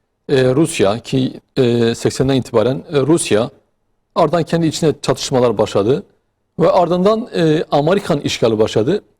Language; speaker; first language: Turkish; native; Turkish